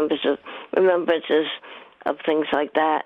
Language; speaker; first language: English; native; English